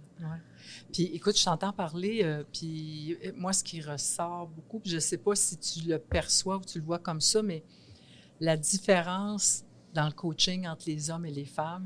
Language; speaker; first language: French; native; French